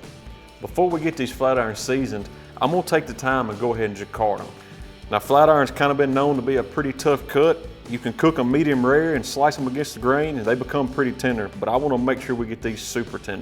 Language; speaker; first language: English; native; English